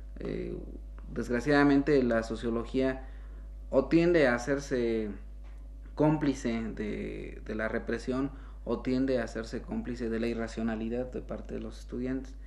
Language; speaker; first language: Spanish; native; Spanish